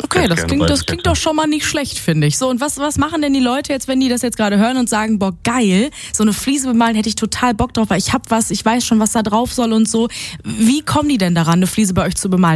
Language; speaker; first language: German; native; German